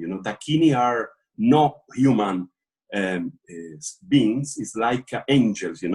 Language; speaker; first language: English; non-native, learner; Portuguese